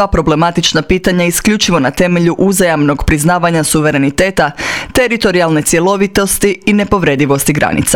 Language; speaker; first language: Croatian; native; Croatian